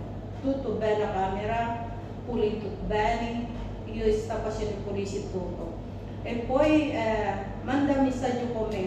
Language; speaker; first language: Italian; non-native, learner; Filipino